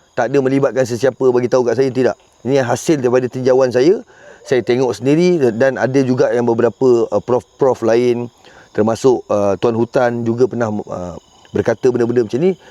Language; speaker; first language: Malay; native; Malay